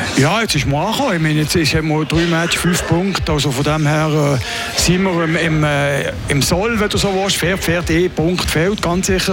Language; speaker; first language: German; native; German